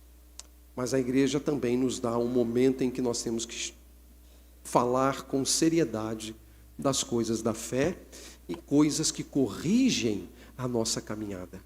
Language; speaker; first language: Portuguese; native; Portuguese